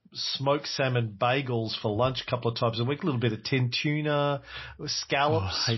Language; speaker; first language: English; native; English